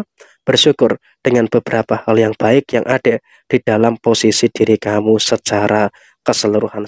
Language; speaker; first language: Indonesian; native; Indonesian